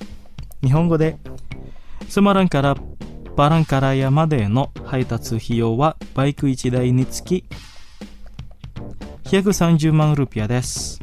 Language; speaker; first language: Japanese; non-native, fluent; Indonesian